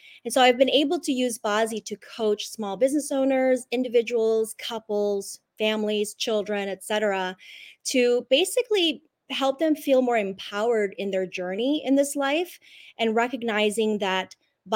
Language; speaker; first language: English; non-native, local second language; Cantonese